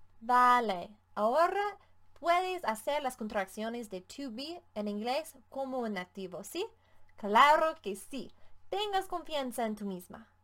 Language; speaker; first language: Spanish; non-native, fluent; English